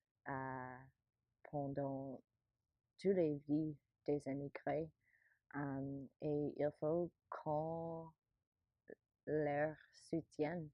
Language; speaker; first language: French; non-native, learner; English